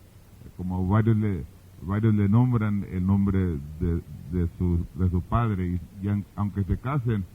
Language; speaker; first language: Spanish; early bilingual, heritage; Spanish